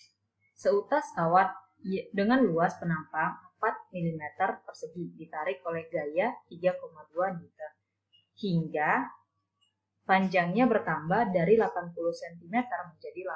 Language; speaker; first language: Indonesian; native; Indonesian